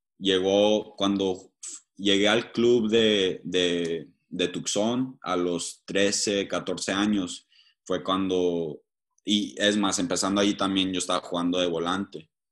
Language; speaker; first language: Spanish; early bilingual, heritage; Spanish